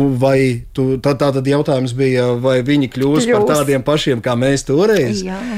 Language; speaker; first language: Latvian; native; Latvian